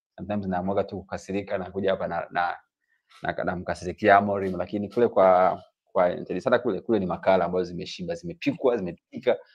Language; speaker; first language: Swahili; native; Swahili